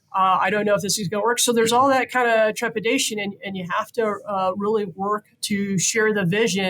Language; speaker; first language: English; native; English